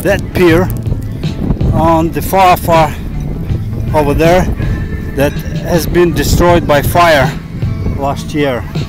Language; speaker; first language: English; non-native, fluent; Ukrainian